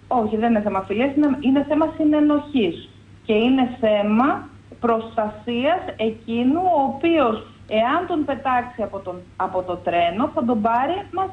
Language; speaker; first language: Greek; native; Greek